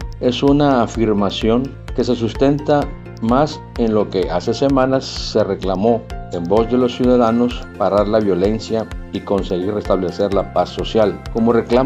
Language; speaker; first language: Spanish; native; Spanish